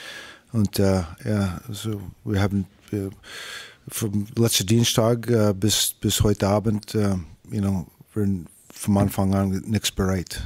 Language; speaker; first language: German; non-native, learner; English